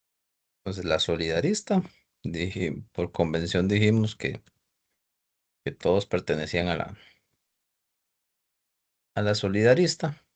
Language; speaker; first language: Spanish; native; Spanish